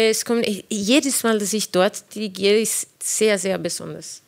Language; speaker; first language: German; non-native, fluent; Spanish